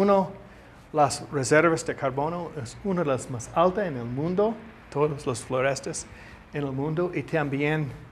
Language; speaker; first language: Spanish; non-native, learner; English